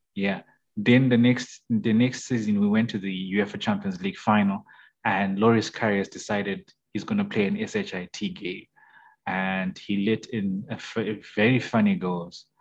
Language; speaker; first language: English; non-native, local second language; Shona